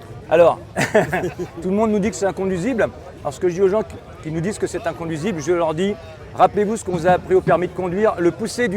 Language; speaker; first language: French; native; French